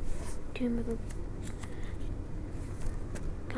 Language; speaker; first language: French; non-native, learner; English